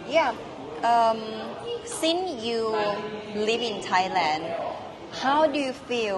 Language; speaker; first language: English; non-native, learner; Thai